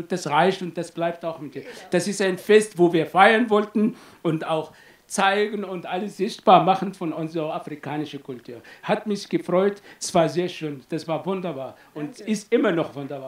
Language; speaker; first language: German; non-native, fluent; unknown